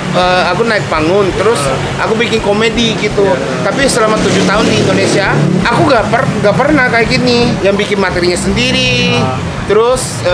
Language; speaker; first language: Indonesian; non-native, fluent; Japanese